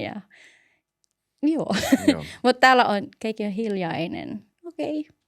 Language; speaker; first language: Finnish; non-native, learner; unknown